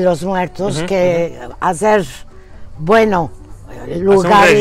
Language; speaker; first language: Spanish; early bilingual, heritage; Turkish